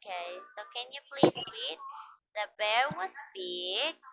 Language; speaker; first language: English; non-native, fluent; Filipino